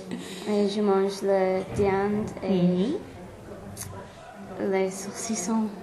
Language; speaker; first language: French; non-native, learner; English